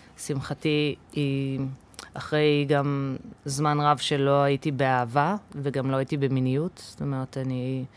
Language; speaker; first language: Hebrew; early bilingual, other home language; English